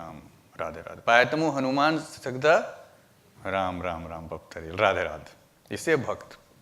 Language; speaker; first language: Russian; non-native, learner; Hindi